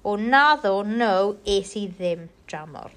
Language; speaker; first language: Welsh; non-native, local second language; English